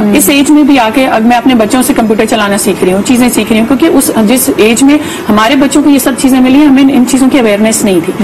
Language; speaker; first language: Urdu; native; Urdu